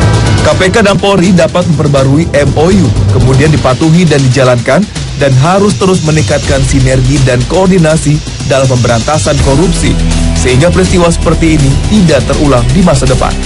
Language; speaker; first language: Indonesian; native; Indonesian